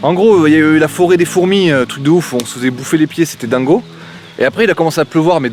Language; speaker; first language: French; native; French